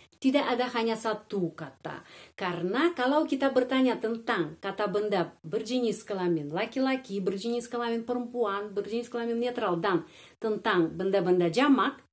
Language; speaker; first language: Indonesian; non-native, fluent; Russian